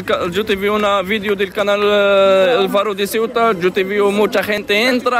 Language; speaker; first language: Spanish; non-native, learner; Arabic